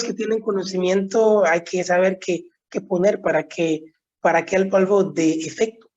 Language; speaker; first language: Spanish; non-native, local second language; Haitian Creole